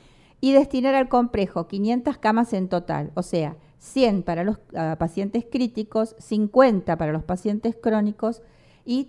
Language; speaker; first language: Spanish; native; Spanish